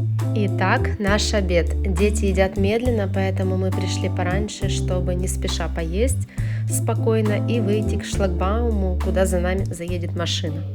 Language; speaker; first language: Russian; native; Russian